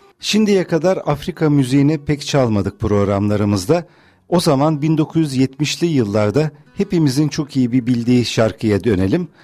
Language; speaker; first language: Turkish; native; Turkish